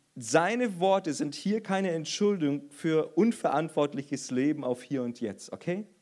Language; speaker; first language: German; non-native, fluent; Portuguese